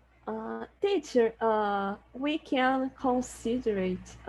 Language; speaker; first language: English; non-native, learner; Portuguese